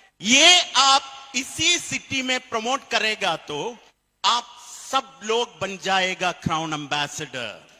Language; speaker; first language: Hindi; non-native, fluent; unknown